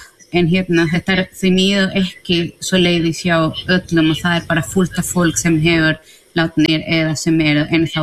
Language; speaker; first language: Icelandic; non-native, fluent; Spanish